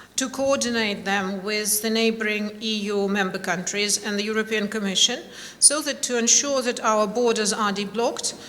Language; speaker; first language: English; non-native, fluent; Ukrainian